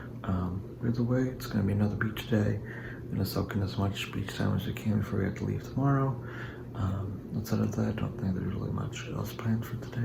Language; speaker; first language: English; native; English